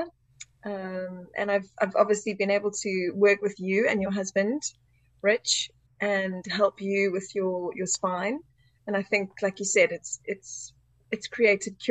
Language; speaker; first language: English; native; English